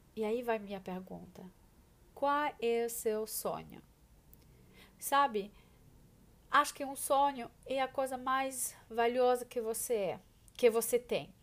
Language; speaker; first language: Portuguese; non-native, fluent; French